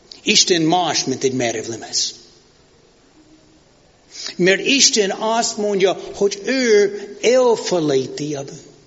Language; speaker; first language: Hungarian; non-native, fluent; English